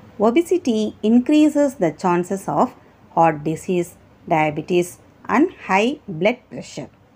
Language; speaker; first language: English; non-native, local second language; Tamil